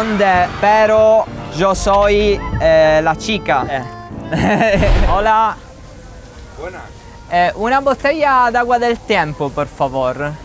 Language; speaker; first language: Spanish; non-native, learner; Italian